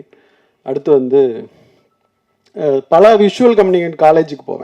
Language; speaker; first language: Tamil; native; Tamil